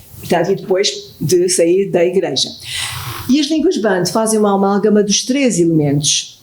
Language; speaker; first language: Portuguese; native; Portuguese